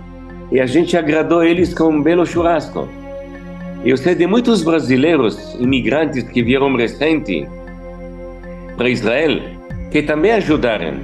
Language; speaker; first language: Portuguese; non-native, fluent; Hebrew